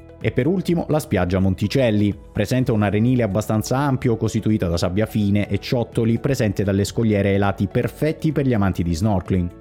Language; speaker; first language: Italian; native; Italian